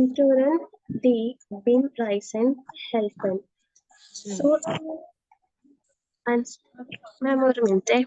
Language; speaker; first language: German; non-native, learner; Malayalam